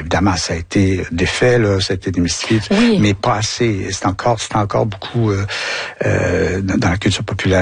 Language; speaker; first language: French; native; French